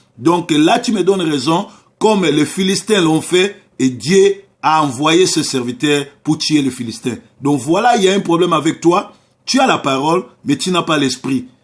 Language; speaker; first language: French; non-native, local second language; Lingala